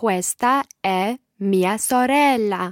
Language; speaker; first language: Italian; non-native, learner; English